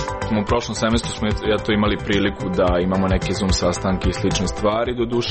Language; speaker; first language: Serbian; native; Serbian